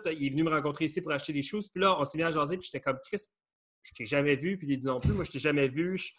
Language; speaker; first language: French; native; French